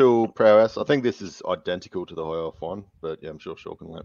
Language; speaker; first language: English; native; English